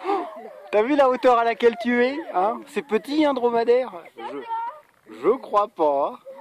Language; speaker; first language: French; non-native, local second language; Arabic